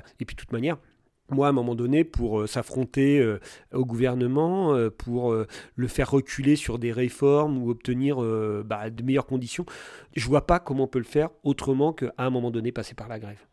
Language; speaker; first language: French; native; French